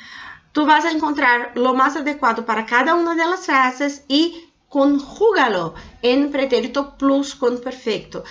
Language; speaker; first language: Spanish; non-native, fluent; Portuguese